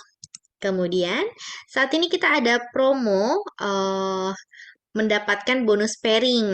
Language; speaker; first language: Indonesian; native; Indonesian